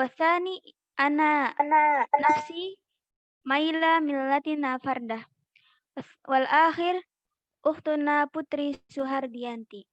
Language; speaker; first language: Arabic; non-native, learner; Indonesian